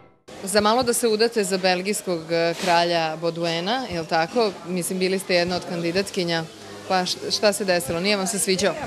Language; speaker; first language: Serbian; native; Serbian